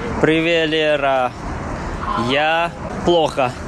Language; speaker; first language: Russian; non-native, fluent; Chinese